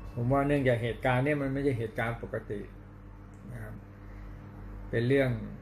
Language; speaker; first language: Thai; native; Thai